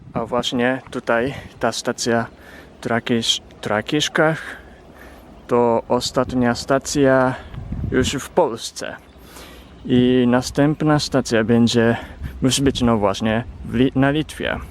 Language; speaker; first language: Polish; non-native, fluent; Japanese